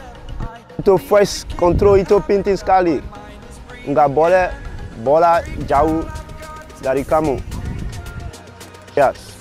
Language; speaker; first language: Indonesian; non-native, fluent; English